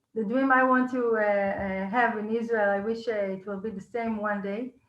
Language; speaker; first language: English; non-native, fluent; Hebrew